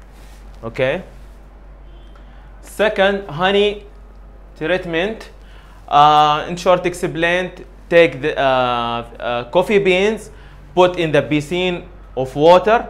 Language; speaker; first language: English; non-native, learner; Arabic